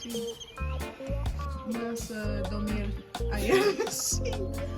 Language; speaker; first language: Spanish; non-native, learner; English